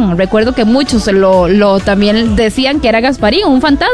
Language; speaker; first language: Spanish; native; Spanish